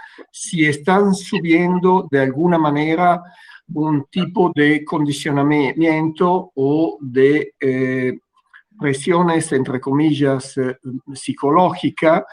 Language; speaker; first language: Spanish; non-native, fluent; Italian